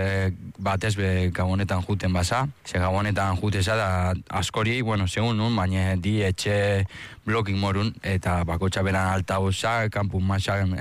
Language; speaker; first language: Basque; native; Basque